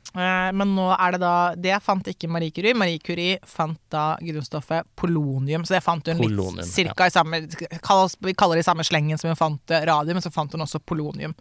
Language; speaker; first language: Norwegian; native; Norwegian